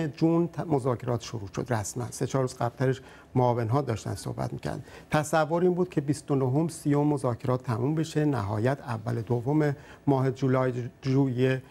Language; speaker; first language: Persian; native; Persian